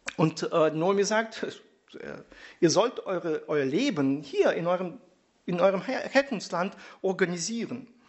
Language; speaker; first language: German; non-native, fluent; Russian